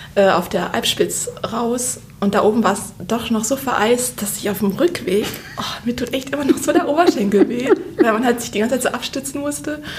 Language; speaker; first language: German; native; German